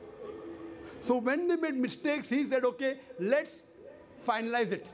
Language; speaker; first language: English; non-native, local second language; Urdu